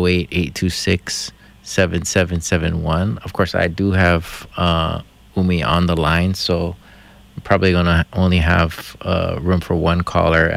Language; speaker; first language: English; non-native, local second language; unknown